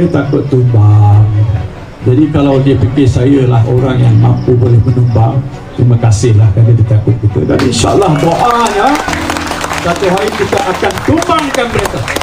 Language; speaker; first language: Malay; native; Malay